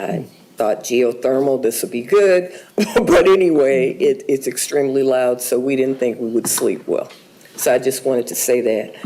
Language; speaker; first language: English; native; English